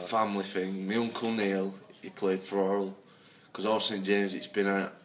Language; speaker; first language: English; native; English